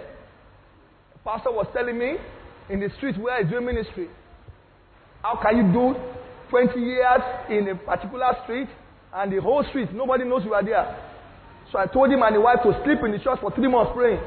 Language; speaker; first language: English; non-native, local second language; Yoruba